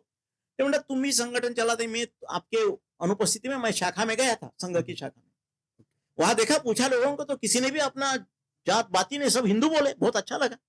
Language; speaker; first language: Hindi; non-native, local second language; Marathi